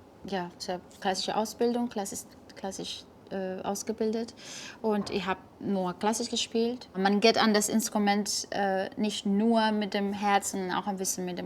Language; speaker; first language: German; non-native, fluent; Spanish